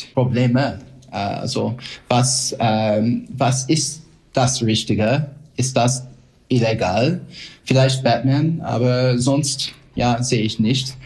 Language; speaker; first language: German; non-native, fluent; English